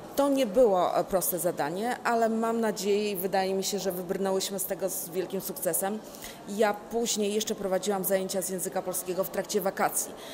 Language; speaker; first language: Polish; native; Polish